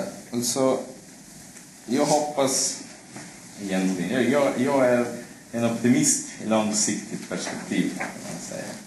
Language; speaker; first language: Swedish; non-native, fluent; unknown